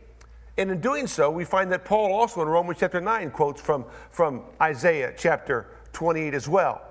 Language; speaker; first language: English; native; English